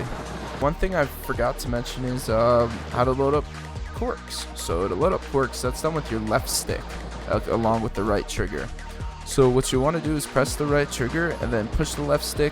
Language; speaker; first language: English; native; English